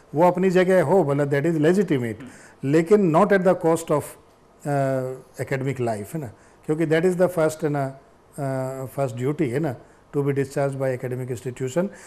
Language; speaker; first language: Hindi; native; Hindi